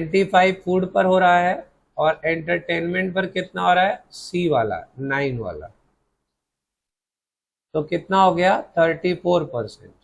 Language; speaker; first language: Hindi; native; Hindi